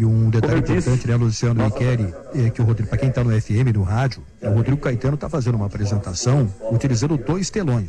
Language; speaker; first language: Portuguese; native; Portuguese